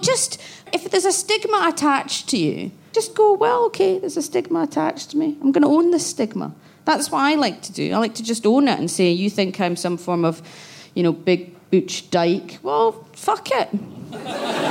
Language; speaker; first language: English; native; English